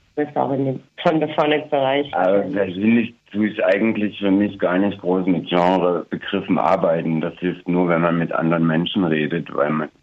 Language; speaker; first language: German; non-native, fluent; English